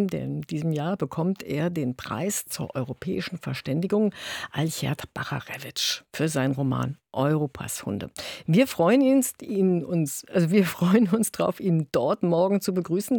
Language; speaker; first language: German; native; German